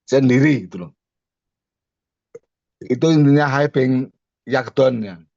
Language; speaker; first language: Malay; non-native, local second language; Javanese